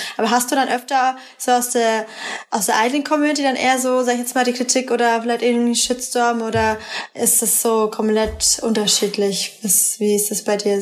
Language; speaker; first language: German; early bilingual, other home language; Persian